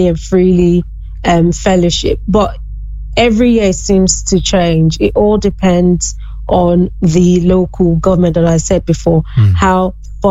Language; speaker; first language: English; non-native, local second language; Yoruba